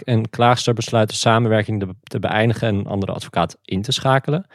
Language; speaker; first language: Dutch; native; Dutch